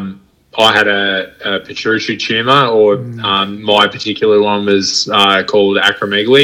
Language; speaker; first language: English; native; English